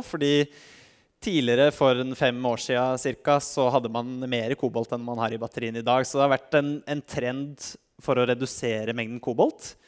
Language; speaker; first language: Norwegian; native; Norwegian